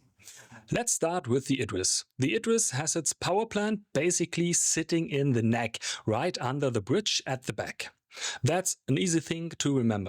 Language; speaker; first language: English; non-native, fluent; German